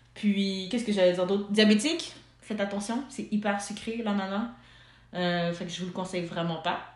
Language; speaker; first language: French; early bilingual, other home language; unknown